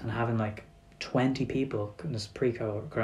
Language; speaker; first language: English; native; English